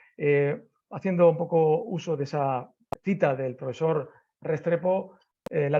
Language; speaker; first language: Spanish; native; Spanish